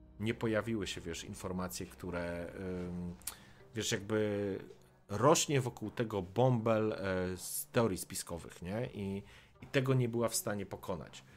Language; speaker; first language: Polish; native; Polish